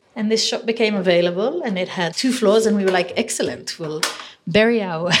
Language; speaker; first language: English; non-native, fluent; Hebrew